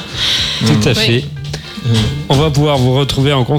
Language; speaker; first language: French; native; French